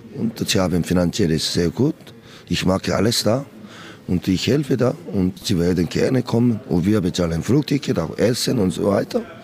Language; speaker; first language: German; non-native, learner; Korean